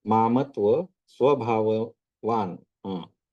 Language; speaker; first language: Hindi; non-native, local second language; Marathi